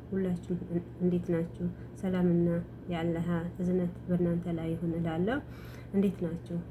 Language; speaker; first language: Amharic; non-native, local second language; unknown